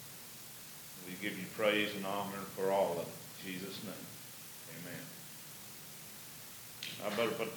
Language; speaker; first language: English; native; English